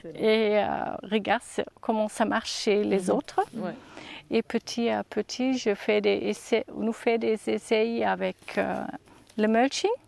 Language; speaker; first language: French; non-native, learner; German